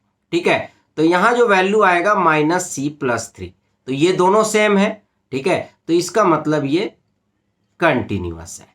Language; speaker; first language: Hindi; native; Hindi